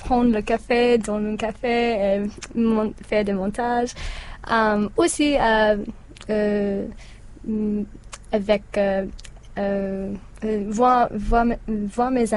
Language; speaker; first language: French; non-native, learner; English